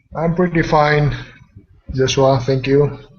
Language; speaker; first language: English; non-native, fluent; Spanish